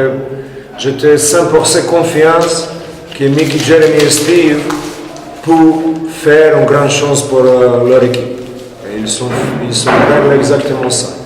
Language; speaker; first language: French; non-native, fluent; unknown